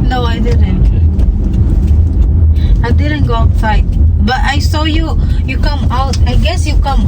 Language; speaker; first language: English; non-native, learner; Filipino